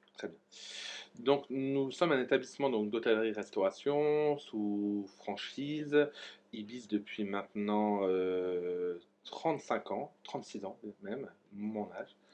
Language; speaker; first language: French; native; French